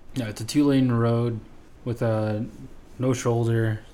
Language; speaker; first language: English; native; English